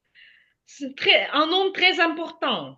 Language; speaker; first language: French; non-native, fluent; Ukrainian